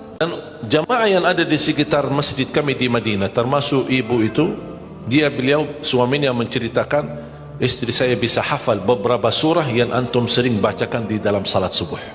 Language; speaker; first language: Malay; non-native, fluent; Arabic